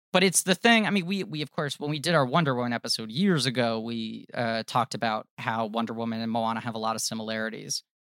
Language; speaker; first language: English; native; English